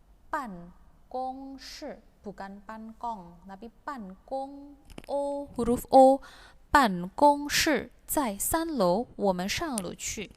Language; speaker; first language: Chinese; non-native, fluent; Indonesian